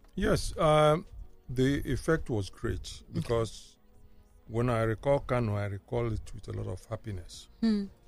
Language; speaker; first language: English; non-native, local second language; Igbo